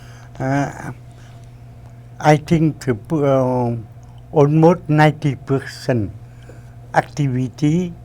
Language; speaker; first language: English; non-native, learner; Vietnamese